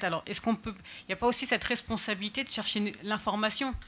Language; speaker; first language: French; native; French